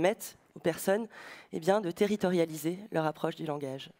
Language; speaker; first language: French; native; French